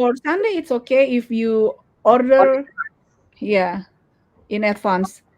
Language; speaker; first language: English; non-native, learner; Indonesian